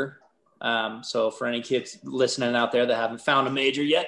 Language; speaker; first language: English; native; English